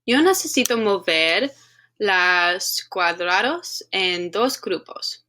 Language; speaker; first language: Spanish; non-native, learner; English